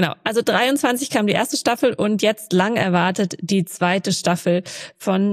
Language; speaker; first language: German; native; German